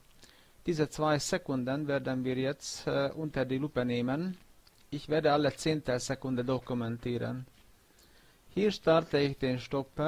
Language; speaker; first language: German; non-native, fluent; Hungarian